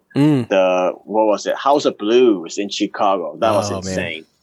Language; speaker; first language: English; early bilingual, other home language; Cantonese